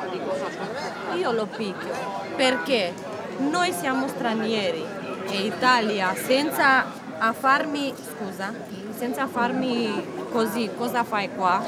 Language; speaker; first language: Italian; non-native, learner; Romanian